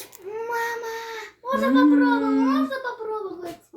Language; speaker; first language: Russian; early bilingual, heritage; Armenian